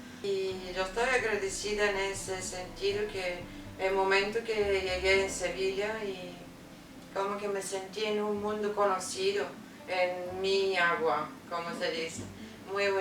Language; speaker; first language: Spanish; non-native, learner; Bulgarian